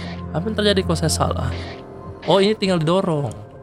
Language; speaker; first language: Indonesian; native; Indonesian